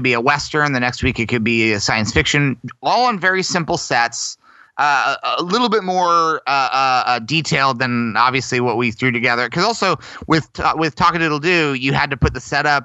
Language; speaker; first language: English; native; English